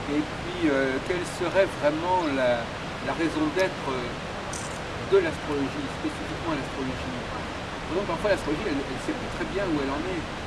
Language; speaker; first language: French; native; French